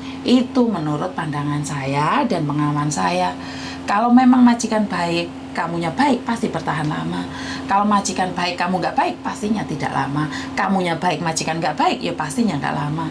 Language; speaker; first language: Indonesian; non-native, local second language; Javanese